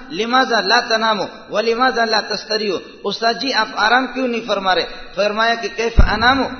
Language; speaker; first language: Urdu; non-native, local second language; Brahui